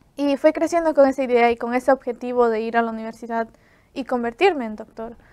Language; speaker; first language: Spanish; native; Spanish